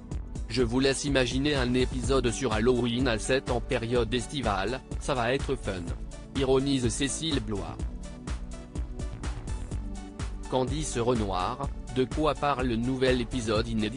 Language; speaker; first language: French; native; French